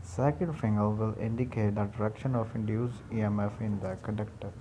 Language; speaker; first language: English; non-native, local second language; Punjabi